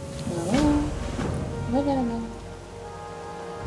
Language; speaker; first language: French; native; French